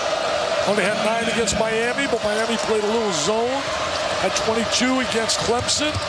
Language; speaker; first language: English; native; English